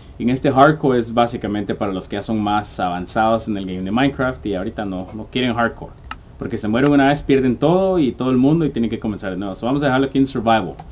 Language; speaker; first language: Spanish; early bilingual, heritage; English